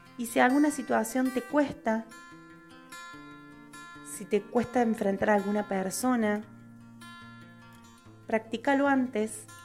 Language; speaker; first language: Spanish; native; Spanish